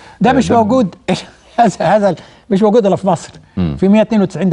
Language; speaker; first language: Arabic; native; Arabic